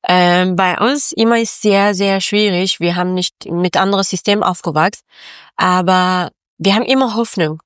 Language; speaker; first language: German; non-native, learner; Persian